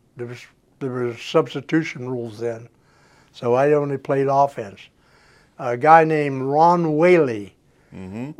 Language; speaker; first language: English; native; English